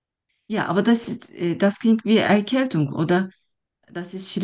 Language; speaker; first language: German; non-native, fluent; Turkish